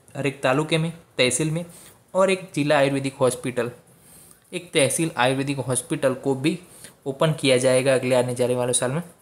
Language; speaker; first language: Hindi; non-native, local second language; Gujarati